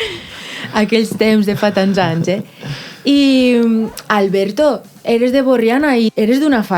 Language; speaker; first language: Catalan; native; Catalan